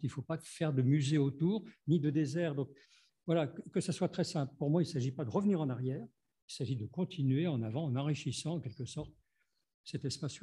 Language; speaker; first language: French; native; French